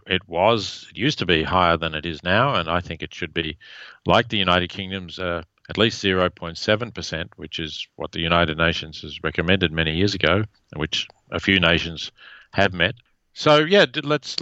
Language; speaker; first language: English; native; English